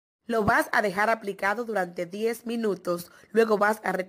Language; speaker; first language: Spanish; native; Spanish